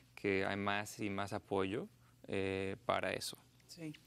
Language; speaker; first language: Spanish; non-native, fluent; English